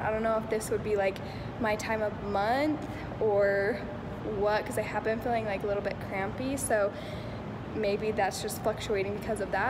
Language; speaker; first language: English; native; English